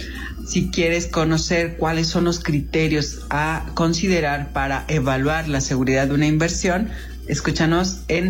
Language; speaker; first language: Spanish; native; Spanish